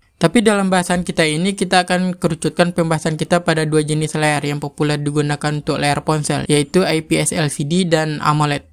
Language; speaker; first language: Indonesian; native; Indonesian